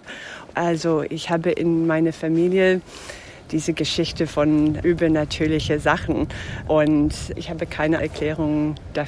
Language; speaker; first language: German; non-native, fluent; English